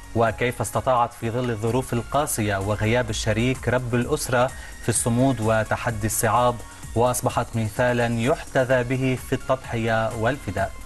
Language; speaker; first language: Arabic; native; Arabic